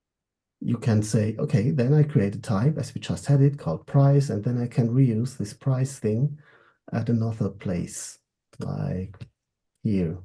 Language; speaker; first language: English; non-native, fluent; German